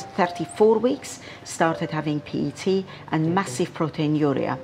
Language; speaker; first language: English; non-native, fluent; Persian